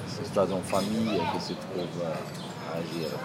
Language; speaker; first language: French; non-native, fluent; Italian